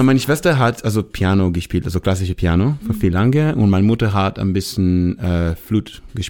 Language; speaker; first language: German; non-native, learner; Hebrew